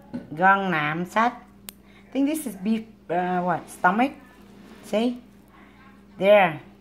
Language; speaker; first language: English; non-native, fluent; Vietnamese